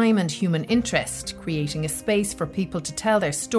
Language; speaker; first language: English; native; English